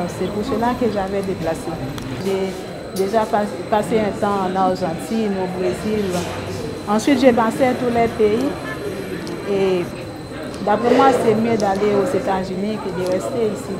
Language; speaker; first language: French; non-native, local second language; Haitian Creole